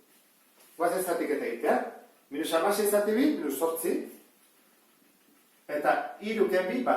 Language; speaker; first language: Basque; native; Basque